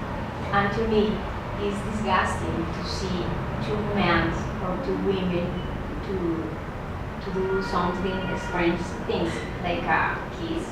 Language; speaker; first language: English; non-native, learner; Spanish